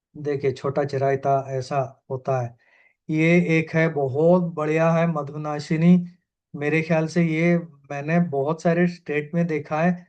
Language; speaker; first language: Hindi; non-native, local second language; Malayalam